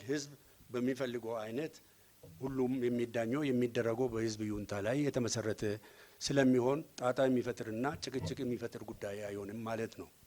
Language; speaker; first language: Amharic; non-native, local second language; Oromo